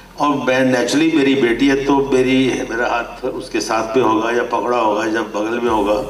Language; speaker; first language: Hindi; native; Hindi